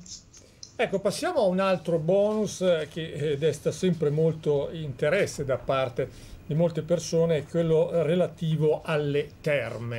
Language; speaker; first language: Italian; native; Italian